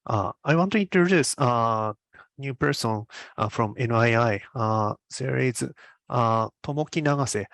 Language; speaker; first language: English; non-native, learner; Japanese